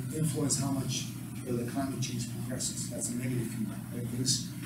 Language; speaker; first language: English; non-native, fluent; Slovak